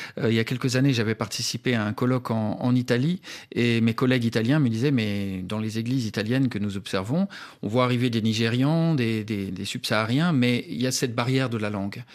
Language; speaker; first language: French; native; French